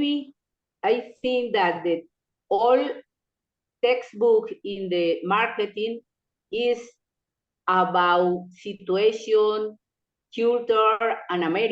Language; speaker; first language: English; non-native, local second language; Spanish